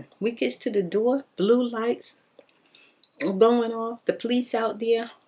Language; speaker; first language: English; native; English